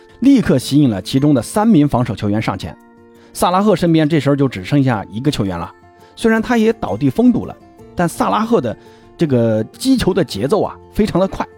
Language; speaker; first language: Chinese; native; Chinese